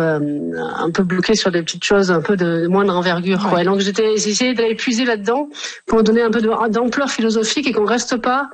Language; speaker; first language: French; native; French